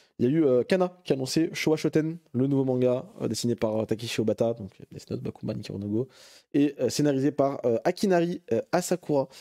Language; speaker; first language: French; native; French